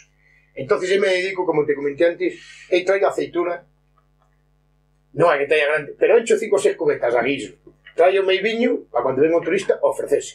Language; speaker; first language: Spanish; non-native, local second language; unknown